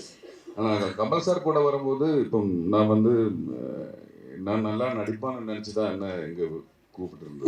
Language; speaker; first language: Tamil; non-native, learner; Malayalam